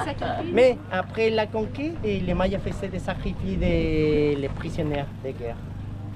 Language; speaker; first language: French; non-native, learner; Spanish